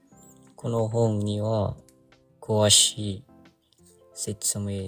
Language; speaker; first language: Japanese; non-native, learner; Filipino